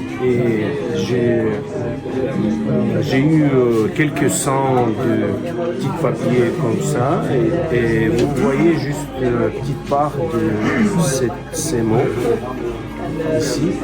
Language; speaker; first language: French; non-native, learner; Russian